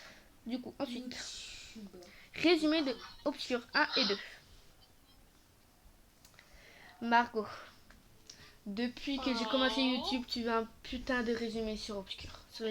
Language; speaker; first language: French; native; French